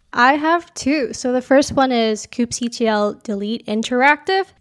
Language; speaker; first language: English; native; English